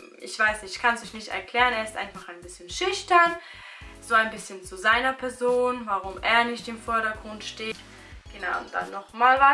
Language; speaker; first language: German; early bilingual, other home language; Albanian